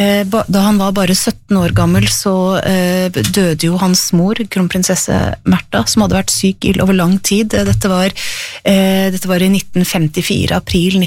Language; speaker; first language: Norwegian; native; Norwegian